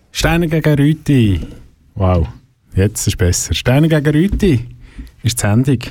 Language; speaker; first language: German; native; German